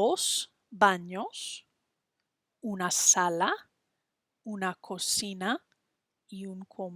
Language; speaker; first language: Spanish; non-native, fluent; English